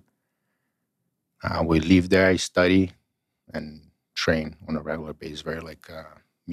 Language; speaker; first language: English; non-native, fluent; Portuguese